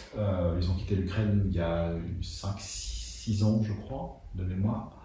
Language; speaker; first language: French; early bilingual, other home language; Russian